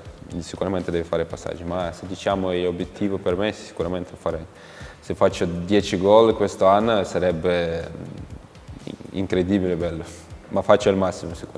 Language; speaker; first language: Italian; non-native, fluent; Ukrainian